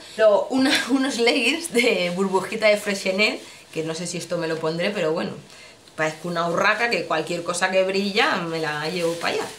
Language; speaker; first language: Spanish; native; Spanish